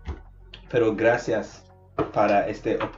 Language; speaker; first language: Spanish; non-native, learner; English